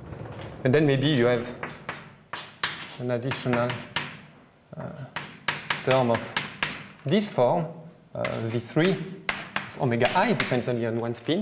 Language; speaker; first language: English; non-native, fluent; French